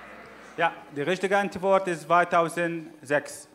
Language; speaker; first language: German; non-native, fluent; Arabic